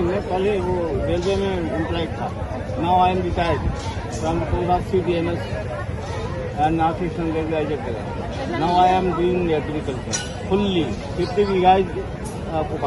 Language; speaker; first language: Hindi; native; Hindi